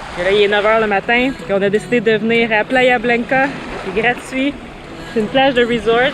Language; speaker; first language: French; native; French